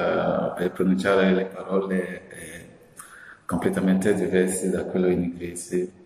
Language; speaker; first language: Italian; non-native, fluent; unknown